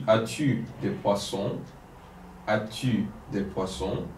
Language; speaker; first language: French; non-native, fluent; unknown